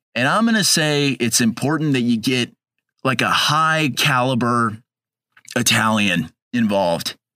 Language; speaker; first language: English; native; English